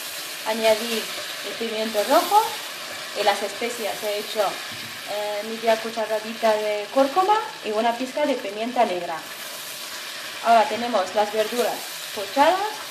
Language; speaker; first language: Spanish; non-native, fluent; Arabic